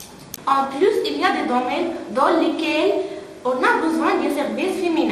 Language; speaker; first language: French; non-native, learner; Arabic